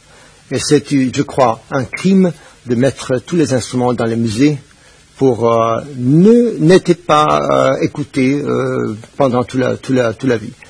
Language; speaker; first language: French; non-native, fluent; Spanish